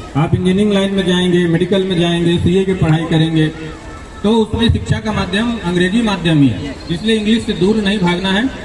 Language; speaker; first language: Hindi; native; Hindi